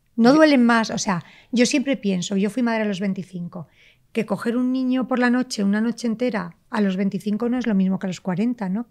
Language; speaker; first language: Spanish; native; Spanish